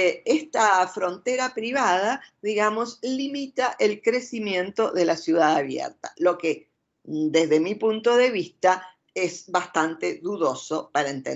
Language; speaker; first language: Spanish; native; Spanish